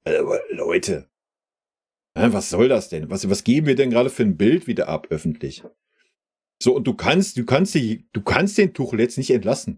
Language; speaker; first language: German; native; German